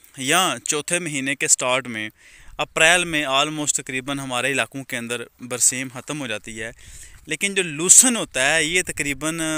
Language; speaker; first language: Urdu; non-native, local second language; Punjabi